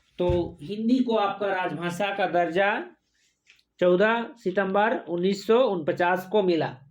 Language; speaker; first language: Hindi; native; Hindi